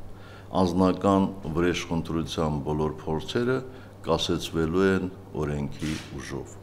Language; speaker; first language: Armenian; native; Armenian